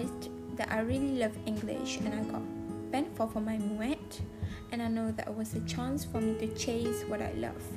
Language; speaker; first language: English; non-native, local second language; Pattani Malay